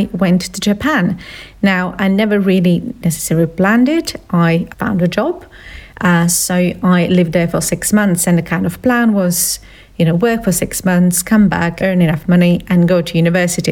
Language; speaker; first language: English; non-native, fluent; Slovak